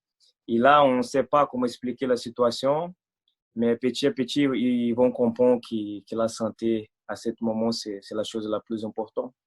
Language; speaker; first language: French; non-native, fluent; Portuguese